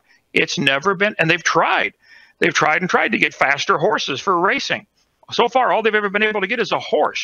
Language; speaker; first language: English; native; English